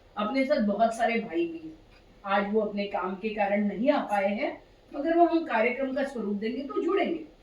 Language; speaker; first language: Hindi; non-native, local second language; Marathi